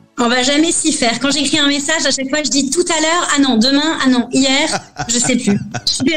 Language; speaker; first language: French; native; French